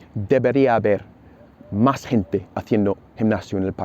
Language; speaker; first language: Spanish; non-native, fluent; English